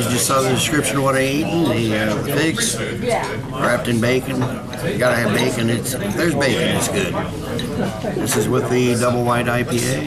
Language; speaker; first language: English; native; English